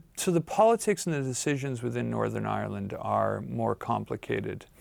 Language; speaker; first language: English; native; English